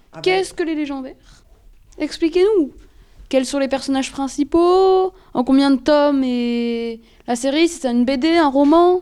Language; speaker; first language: French; native; French